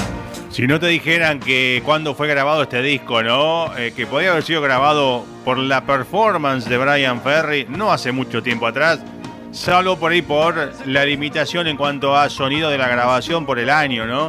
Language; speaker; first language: Spanish; native; Spanish